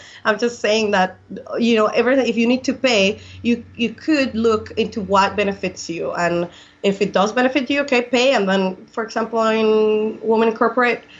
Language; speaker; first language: English; non-native, fluent; Spanish